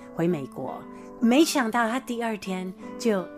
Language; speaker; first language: Chinese; non-native, fluent; English